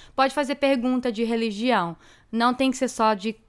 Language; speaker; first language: Portuguese; early bilingual, heritage; English